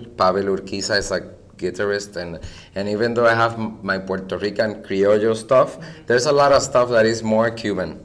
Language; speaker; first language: English; non-native, fluent; Spanish